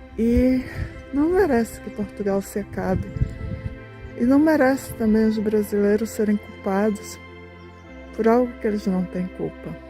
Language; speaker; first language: Portuguese; native; Portuguese